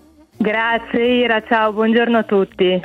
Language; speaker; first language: Italian; native; Italian